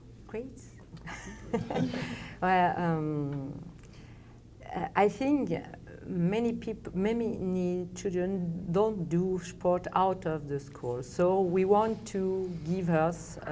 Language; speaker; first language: English; non-native, learner; French